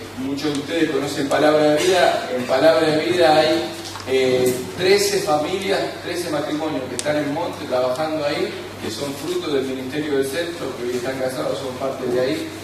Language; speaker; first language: Spanish; native; Spanish